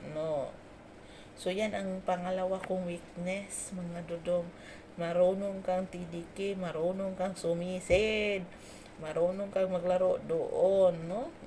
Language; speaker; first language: Filipino; non-native, local second language; Cebuano